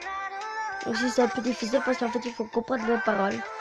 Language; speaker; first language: French; native; French